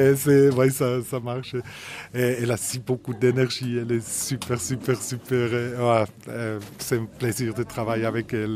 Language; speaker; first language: French; non-native, fluent; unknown